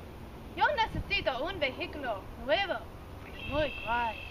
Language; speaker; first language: Spanish; non-native, learner; English